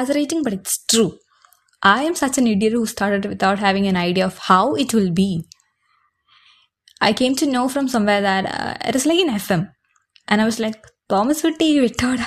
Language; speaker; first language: English; non-native, local second language; Malayalam